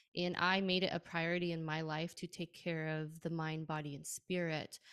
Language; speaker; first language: English; native; English